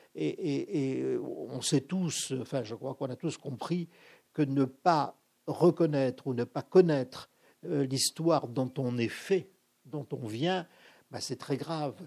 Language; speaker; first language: French; native; French